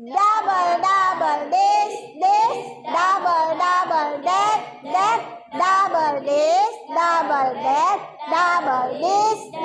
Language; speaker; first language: English; non-native, learner; Indonesian